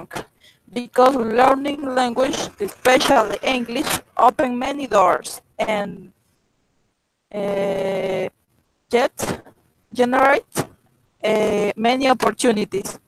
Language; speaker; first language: English; non-native, learner; Spanish